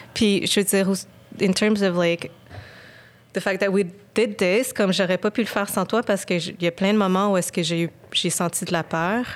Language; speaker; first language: French; native; French